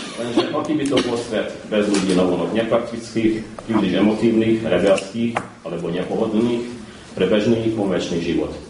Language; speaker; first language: Slovak; early bilingual, heritage; Slovak